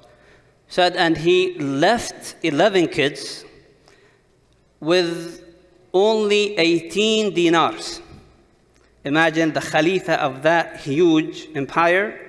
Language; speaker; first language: English; non-native, fluent; Arabic